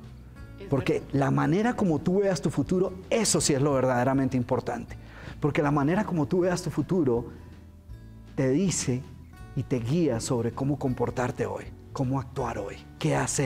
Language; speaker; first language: Spanish; native; Spanish